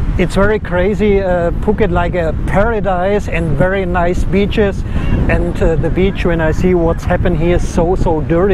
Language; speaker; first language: English; non-native, learner; German